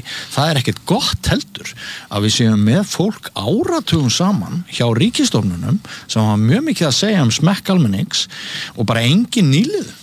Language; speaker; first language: Icelandic; native; Icelandic